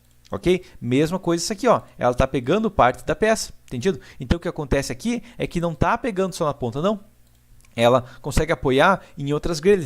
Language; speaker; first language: Portuguese; native; Portuguese